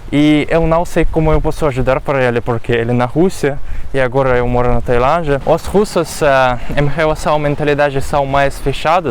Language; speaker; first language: Portuguese; non-native, fluent; Russian